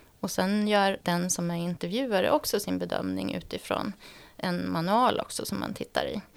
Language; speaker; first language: Swedish; native; Swedish